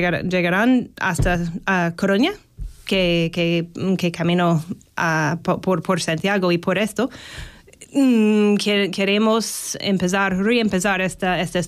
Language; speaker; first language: Spanish; non-native, learner; English